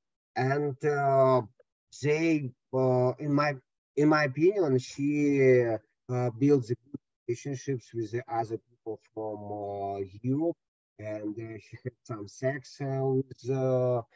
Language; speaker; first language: English; non-native, learner; Russian